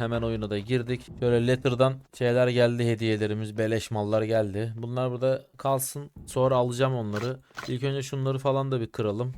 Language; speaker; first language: Turkish; native; Turkish